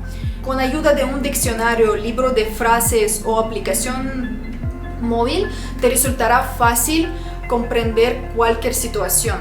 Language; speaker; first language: Spanish; non-native, fluent; Russian